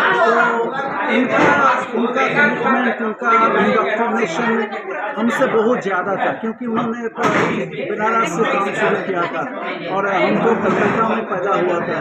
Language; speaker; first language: Hindi; non-native, local second language; Bangla